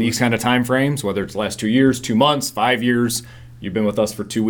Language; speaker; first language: English; native; English